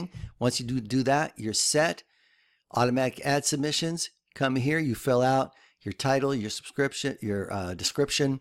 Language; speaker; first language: English; native; English